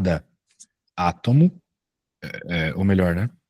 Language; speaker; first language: Portuguese; native; Portuguese